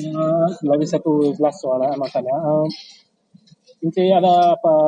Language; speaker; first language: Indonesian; non-native, local second language; Chinese